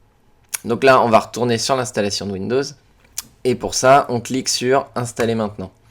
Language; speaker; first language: French; native; French